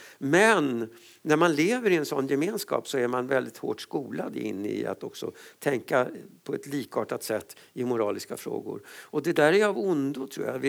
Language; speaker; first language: Swedish; native; Swedish